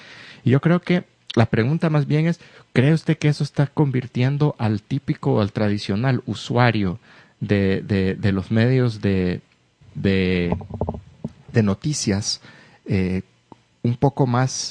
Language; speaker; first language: Spanish; native; Spanish